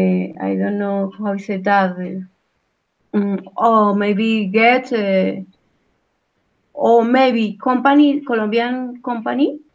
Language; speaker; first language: English; non-native, learner; Spanish